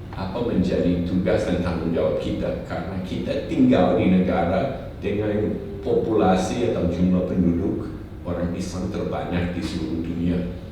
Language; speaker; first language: Indonesian; non-native, fluent; English